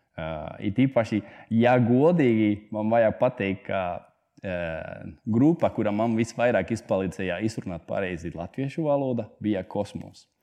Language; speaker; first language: Latvian; non-native, fluent; Spanish